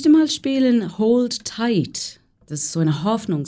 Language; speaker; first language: German; non-native, learner; English